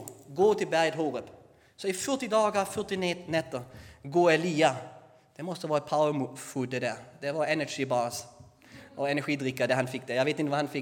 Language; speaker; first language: Swedish; non-native, fluent; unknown